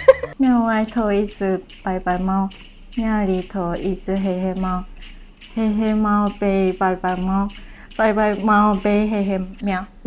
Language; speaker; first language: Chinese; early bilingual, heritage; Japanese